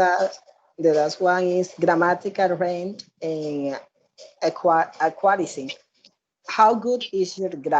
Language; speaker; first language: English; non-native, learner; Spanish